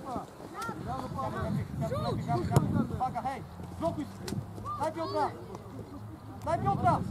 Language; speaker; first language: Polish; native; Polish